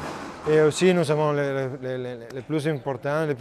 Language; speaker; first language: French; non-native, learner; Italian